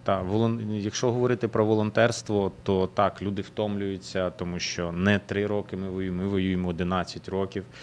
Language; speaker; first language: Ukrainian; non-native, local second language; Russian